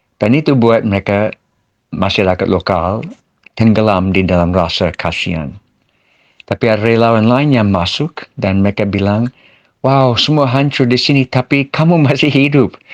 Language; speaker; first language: Malay; non-native, fluent; English